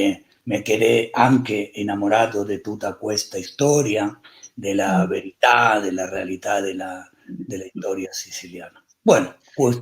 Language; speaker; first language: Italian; non-native, learner; Spanish